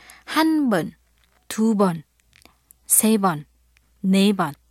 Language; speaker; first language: Korean; non-native, fluent; Vietnamese